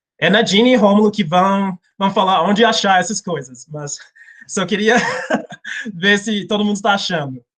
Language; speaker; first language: Portuguese; non-native, fluent; English